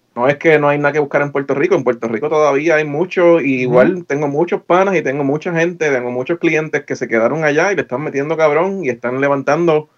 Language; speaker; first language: Spanish; native; Spanish